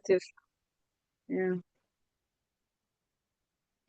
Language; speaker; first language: English; non-native, learner; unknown